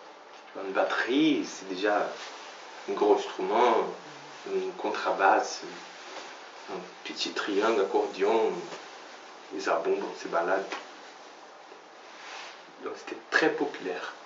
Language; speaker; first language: French; non-native, fluent; Portuguese